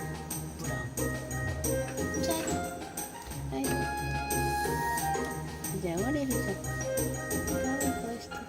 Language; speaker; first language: Japanese; native; Japanese